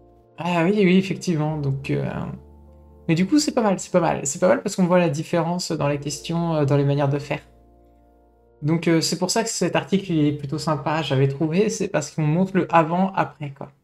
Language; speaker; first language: French; native; French